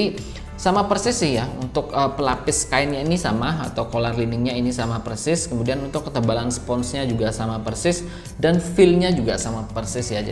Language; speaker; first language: Indonesian; native; Indonesian